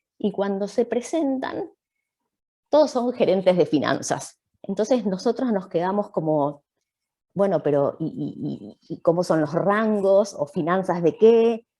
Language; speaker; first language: Spanish; native; Spanish